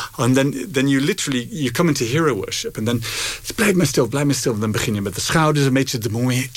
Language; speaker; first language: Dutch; non-native, fluent; English